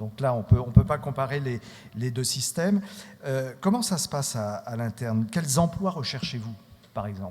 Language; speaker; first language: French; native; French